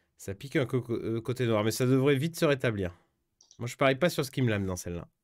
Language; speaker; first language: French; native; French